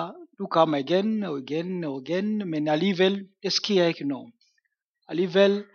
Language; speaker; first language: Danish; non-native, fluent; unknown